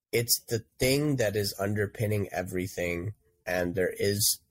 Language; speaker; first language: English; native; English